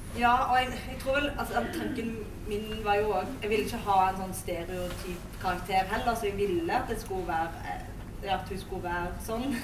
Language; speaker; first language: Norwegian; early bilingual, other home language; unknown